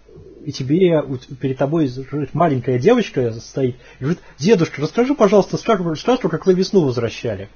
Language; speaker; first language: Russian; native; Russian